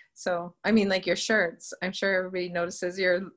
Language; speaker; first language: English; native; English